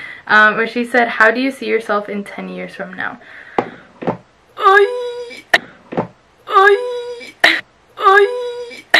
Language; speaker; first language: English; early bilingual, other home language; Spanish